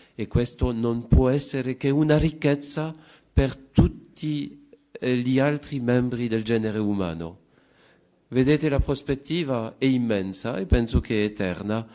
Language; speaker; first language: Italian; non-native, fluent; French